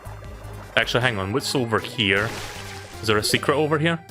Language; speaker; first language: English; native; English